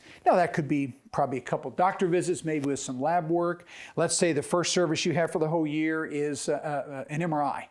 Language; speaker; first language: English; native; English